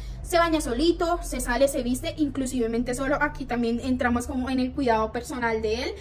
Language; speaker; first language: Spanish; native; Spanish